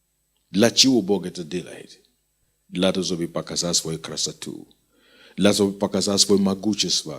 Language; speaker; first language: Russian; non-native, fluent; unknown